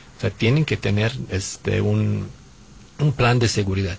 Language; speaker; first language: Spanish; non-native, fluent; Serbian